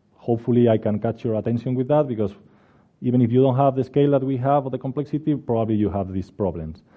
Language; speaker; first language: English; non-native, fluent; Spanish